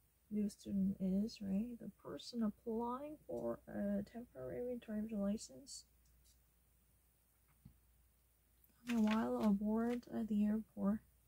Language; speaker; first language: English; non-native, learner; Korean